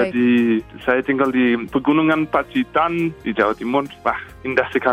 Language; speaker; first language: Indonesian; non-native, fluent; English